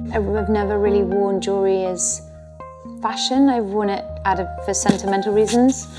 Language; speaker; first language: English; native; English